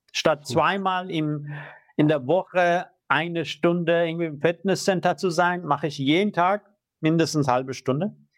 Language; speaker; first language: German; non-native, fluent; Persian